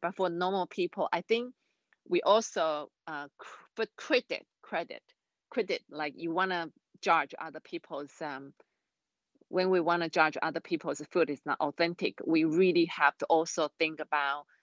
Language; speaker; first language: English; non-native, fluent; Chinese